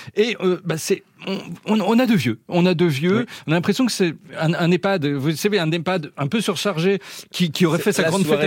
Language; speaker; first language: French; native; French